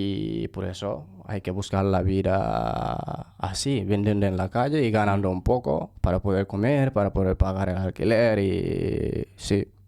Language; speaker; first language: Spanish; non-native, fluent; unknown